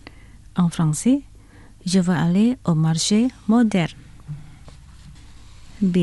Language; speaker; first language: French; non-native, fluent; Indonesian